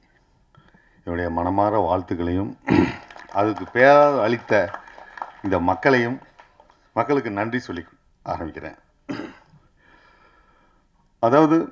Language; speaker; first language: Tamil; native; Tamil